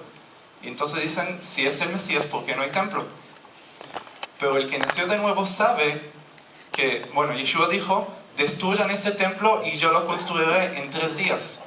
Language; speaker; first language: Spanish; non-native, fluent; Hebrew